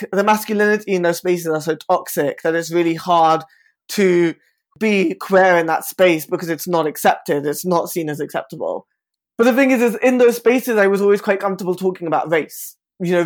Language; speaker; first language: English; native; English